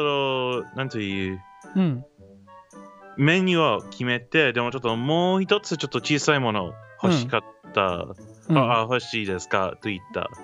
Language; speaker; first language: Japanese; non-native, learner; English